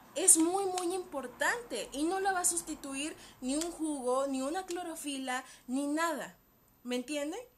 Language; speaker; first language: Spanish; native; Spanish